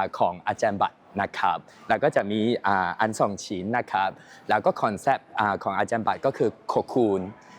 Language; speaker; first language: Thai; non-native, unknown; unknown